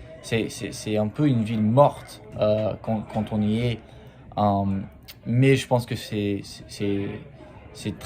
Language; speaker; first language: French; non-native, fluent; English